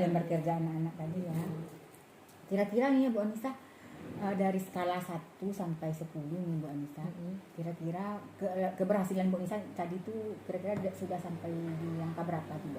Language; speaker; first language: Indonesian; native; Indonesian